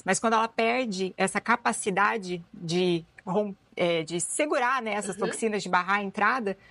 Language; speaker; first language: Portuguese; native; Portuguese